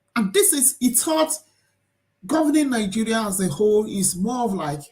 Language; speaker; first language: English; non-native, local second language; Yoruba